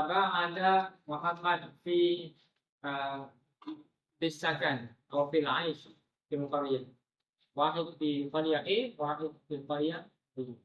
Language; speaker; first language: Arabic; non-native, fluent; Malay